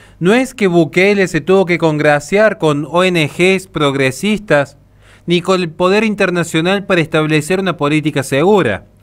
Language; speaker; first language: Spanish; native; Spanish